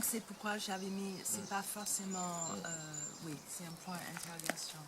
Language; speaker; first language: French; non-native, fluent; English